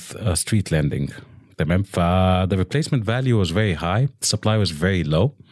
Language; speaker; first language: English; non-native, local second language; Arabic